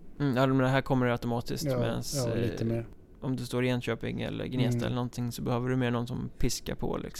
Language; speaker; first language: Swedish; native; Swedish